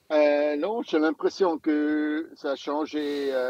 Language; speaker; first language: French; non-native, local second language; German